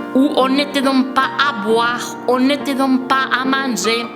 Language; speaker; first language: French; non-native, fluent; Spanish